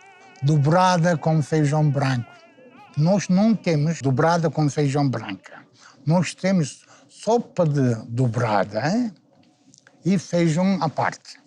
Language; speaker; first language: Portuguese; non-native, fluent; Turkish